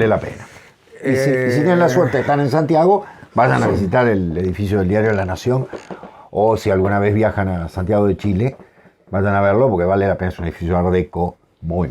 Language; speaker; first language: Spanish; native; Spanish